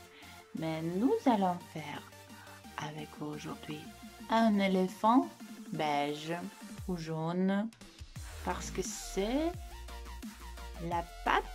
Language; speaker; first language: French; non-native, fluent; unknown